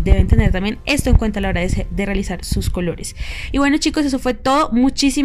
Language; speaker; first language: Spanish; native; Spanish